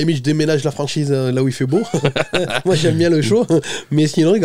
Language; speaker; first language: French; native; French